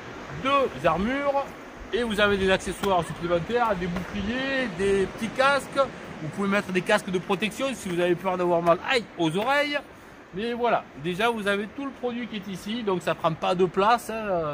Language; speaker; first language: French; native; French